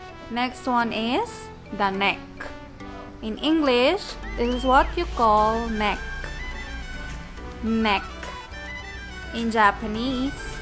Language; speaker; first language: English; non-native, local second language; Filipino